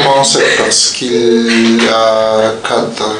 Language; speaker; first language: French; non-native, learner; Russian